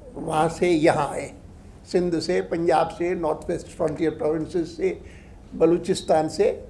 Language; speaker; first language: Urdu; non-native, fluent; Sindhi